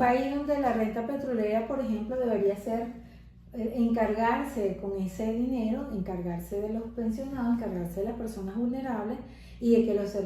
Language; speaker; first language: Spanish; native; Spanish